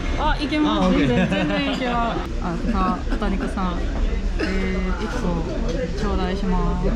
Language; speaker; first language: Japanese; non-native, fluent; Korean